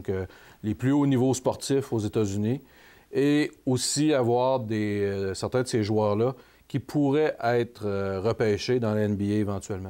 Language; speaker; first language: French; native; French